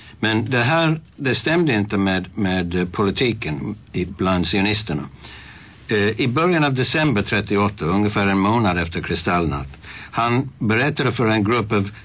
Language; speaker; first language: Swedish; non-native, fluent; English